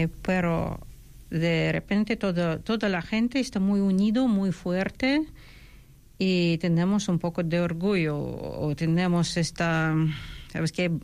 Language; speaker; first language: Spanish; non-native, fluent; Ukrainian